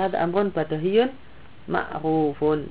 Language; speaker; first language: Arabic; non-native, fluent; Indonesian